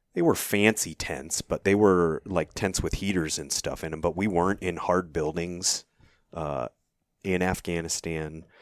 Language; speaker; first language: English; native; English